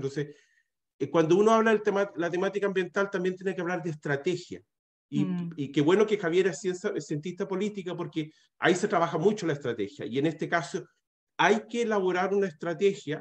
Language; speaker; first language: Spanish; native; Spanish